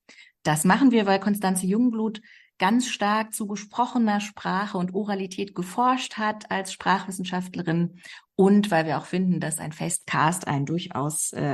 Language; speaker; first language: German; native; German